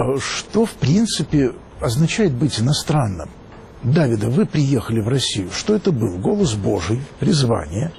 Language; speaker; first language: Russian; native; Russian